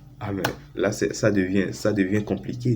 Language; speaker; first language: French; native; French